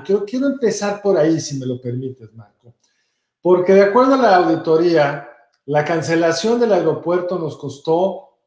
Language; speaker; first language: Spanish; native; Spanish